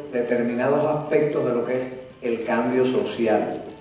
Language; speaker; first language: Spanish; native; Spanish